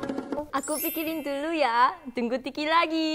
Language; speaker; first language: Indonesian; non-native, learner; Korean